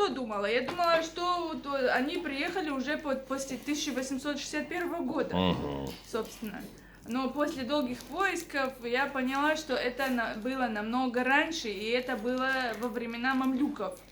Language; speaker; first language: Russian; native; Russian